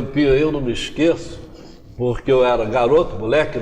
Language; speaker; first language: Portuguese; native; Portuguese